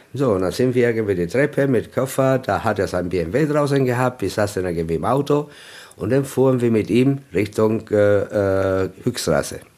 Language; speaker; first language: German; non-native, fluent; Italian